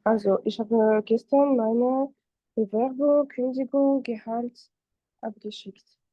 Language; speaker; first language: German; non-native, fluent; French